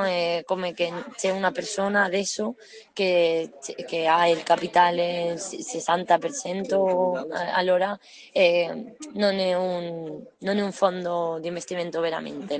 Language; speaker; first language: Italian; non-native, learner; Spanish